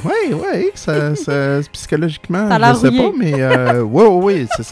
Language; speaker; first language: French; native; French